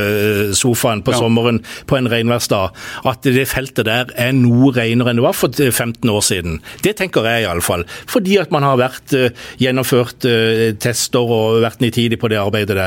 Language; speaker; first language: Norwegian; native; Norwegian